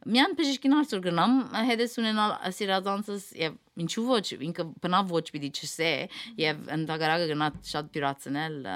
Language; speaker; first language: Armenian; early bilingual, heritage; Armenian